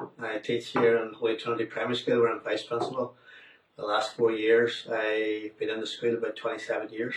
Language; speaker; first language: English; native; English